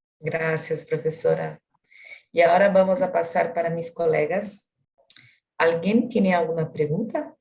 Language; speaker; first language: Spanish; non-native, learner; Portuguese